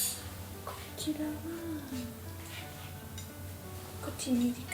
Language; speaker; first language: Japanese; non-native, learner; Vietnamese